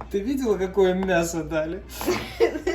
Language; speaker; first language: Russian; native; Russian